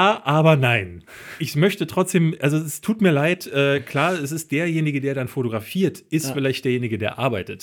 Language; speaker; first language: German; native; German